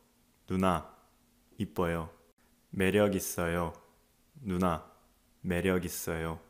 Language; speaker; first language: Korean; early bilingual, heritage; Korean